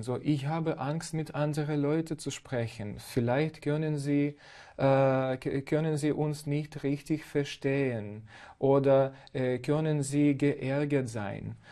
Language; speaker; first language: German; non-native, fluent; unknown